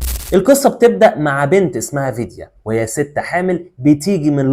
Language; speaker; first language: Arabic; native; Arabic